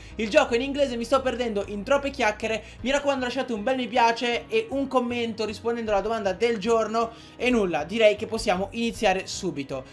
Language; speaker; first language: Italian; native; Italian